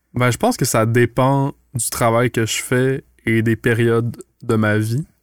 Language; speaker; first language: French; native; French